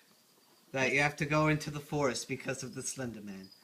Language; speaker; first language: English; native; English